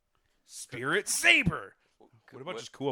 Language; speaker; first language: English; native; English